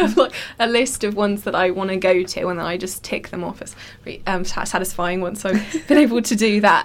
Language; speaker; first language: English; native; English